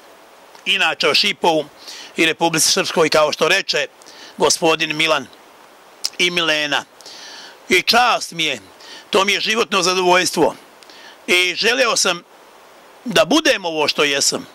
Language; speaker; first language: Croatian; native; Croatian